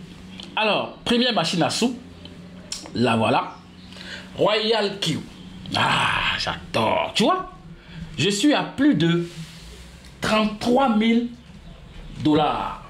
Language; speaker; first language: French; native; French